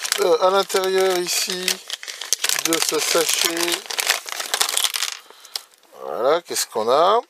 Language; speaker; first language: French; native; French